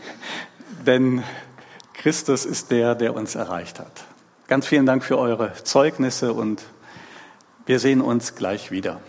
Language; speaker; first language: German; native; German